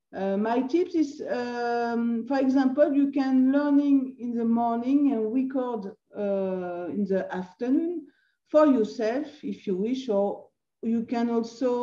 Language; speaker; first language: English; non-native, learner; French